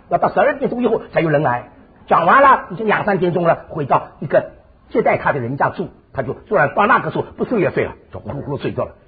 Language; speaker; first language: Chinese; native; Chinese